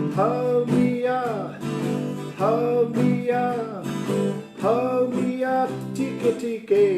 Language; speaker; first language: Māori; non-native, local second language; English